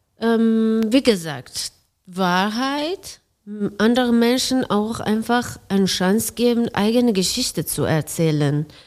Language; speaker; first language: German; non-native, fluent; Persian